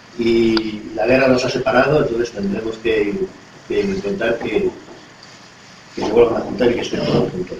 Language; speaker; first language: Spanish; native; Spanish